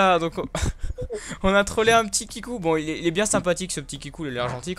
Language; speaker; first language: French; native; French